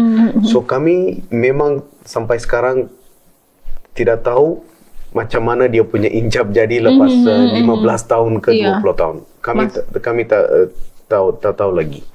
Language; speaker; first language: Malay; non-native, local second language; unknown